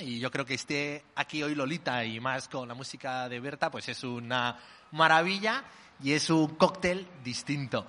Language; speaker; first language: Spanish; native; Spanish